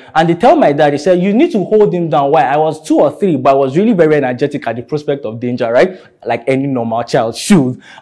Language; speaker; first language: English; non-native, local second language; Yoruba